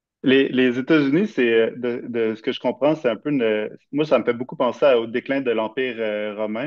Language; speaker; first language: French; native; French